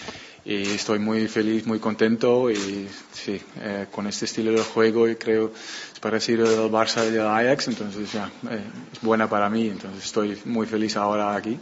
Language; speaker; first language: Spanish; non-native, fluent; Dutch